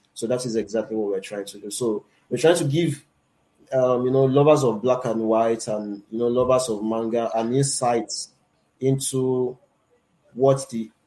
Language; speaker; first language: English; non-native, local second language; Yoruba